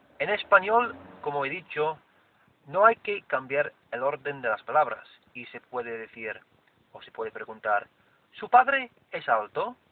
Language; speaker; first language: Spanish; non-native, fluent; English